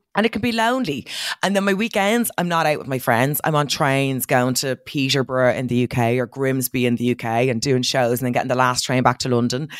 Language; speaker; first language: English; native; English